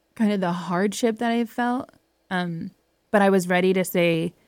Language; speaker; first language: English; native; English